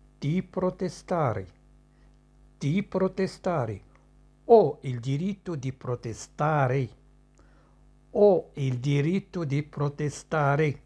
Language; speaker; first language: Italian; non-native, fluent; Arabic